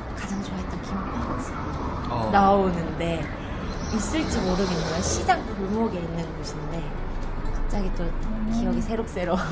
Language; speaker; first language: Korean; native; Korean